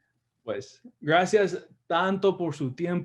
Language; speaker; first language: Spanish; early bilingual, heritage; Spanish